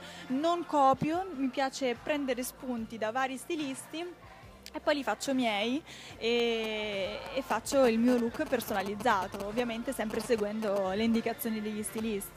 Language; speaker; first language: Italian; native; Italian